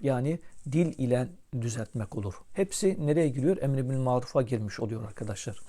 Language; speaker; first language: Turkish; native; Turkish